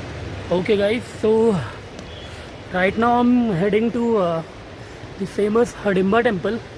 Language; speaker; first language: English; non-native, local second language; Hindi